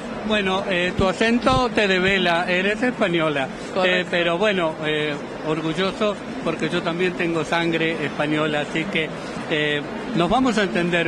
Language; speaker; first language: Spanish; native; Spanish